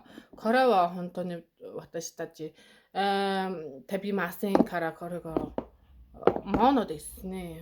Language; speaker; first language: Japanese; non-native, learner; Mongolian